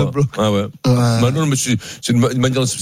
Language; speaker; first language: French; native; French